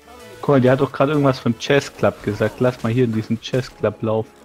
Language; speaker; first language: German; native; German